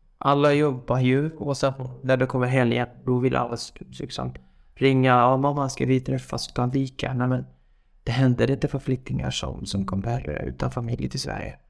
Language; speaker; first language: Swedish; non-native, fluent; Kurdish